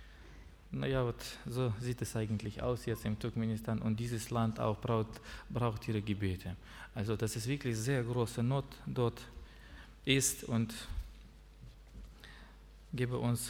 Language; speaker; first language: German; non-native, learner; Russian